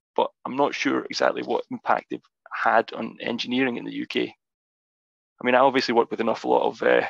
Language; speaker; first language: English; native; English